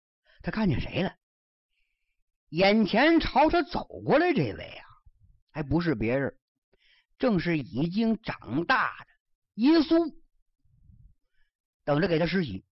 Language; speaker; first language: Chinese; native; Chinese